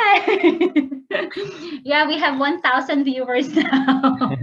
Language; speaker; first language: English; non-native, local second language; Filipino